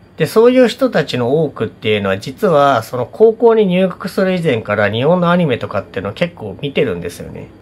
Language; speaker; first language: Japanese; native; Japanese